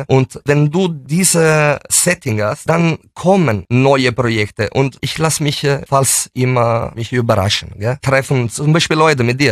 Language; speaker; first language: German; non-native, fluent; Italian